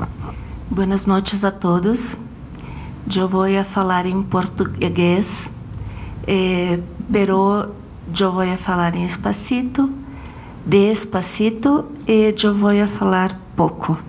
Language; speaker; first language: Spanish; non-native, learner; Portuguese